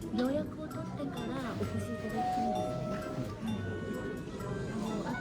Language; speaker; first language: Japanese; native; Japanese